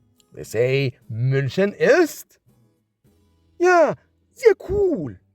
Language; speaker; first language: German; non-native, learner; English